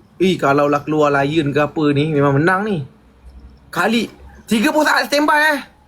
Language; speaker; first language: Malay; native; Malay